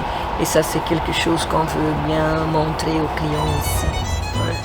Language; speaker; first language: French; non-native, fluent; Swedish